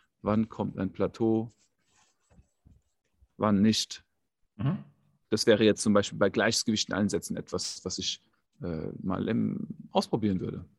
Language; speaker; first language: German; native; German